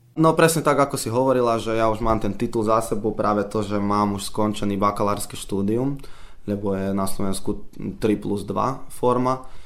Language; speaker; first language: Slovak; early bilingual, heritage; Slovak